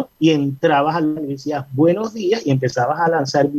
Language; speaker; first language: Spanish; native; Spanish